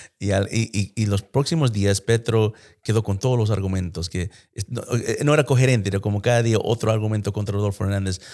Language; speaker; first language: Spanish; early bilingual, heritage; Spanish